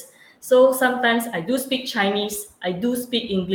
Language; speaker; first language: English; non-native, local second language; Chinese